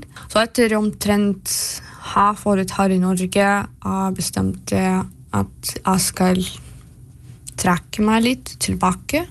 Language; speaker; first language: Norwegian; non-native, fluent; Russian